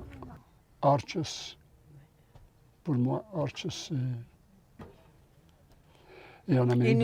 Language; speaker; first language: French; non-native, local second language; Dutch